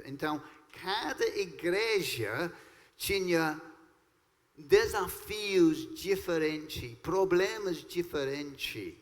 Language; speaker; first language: Portuguese; non-native, fluent; English